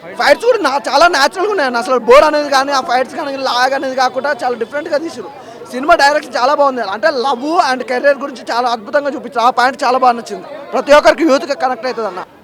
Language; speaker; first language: Telugu; native; Telugu